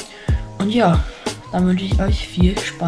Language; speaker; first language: German; native; German